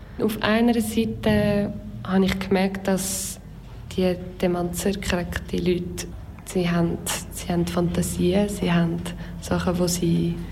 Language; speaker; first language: German; non-native, local second language; French